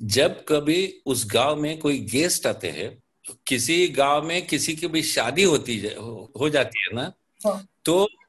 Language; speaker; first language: Hindi; non-native, local second language; Marathi